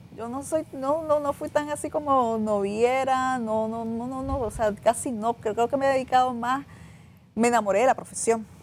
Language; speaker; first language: Spanish; native; Spanish